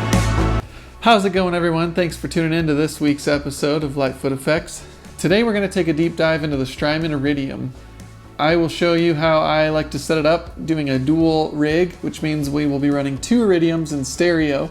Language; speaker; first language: English; native; English